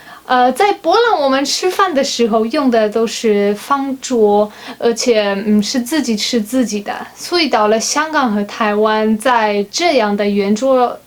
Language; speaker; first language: Chinese; non-native, fluent; Polish